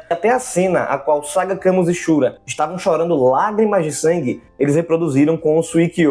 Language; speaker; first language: Portuguese; native; Portuguese